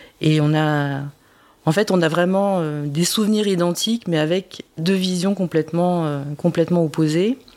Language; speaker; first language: French; early bilingual, other home language; Korean